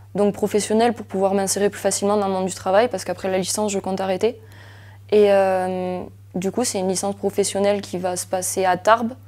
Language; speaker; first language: French; native; French